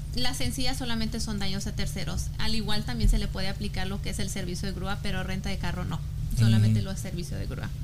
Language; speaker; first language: Spanish; early bilingual, heritage; Spanish